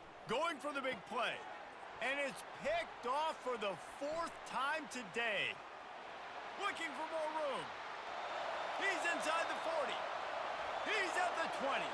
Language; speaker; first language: English; native; English